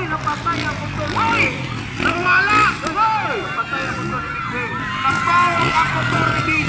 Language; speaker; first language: Filipino; non-native, local second language; Cebuano